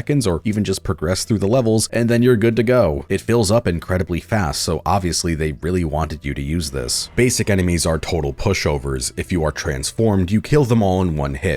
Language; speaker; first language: English; native; English